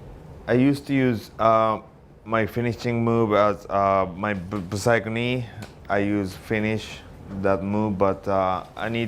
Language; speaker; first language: English; non-native, learner; Japanese